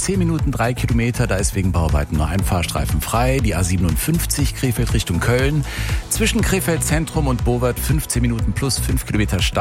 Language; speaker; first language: German; native; German